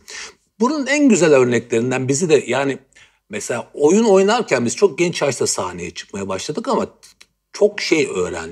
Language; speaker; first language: Turkish; native; Turkish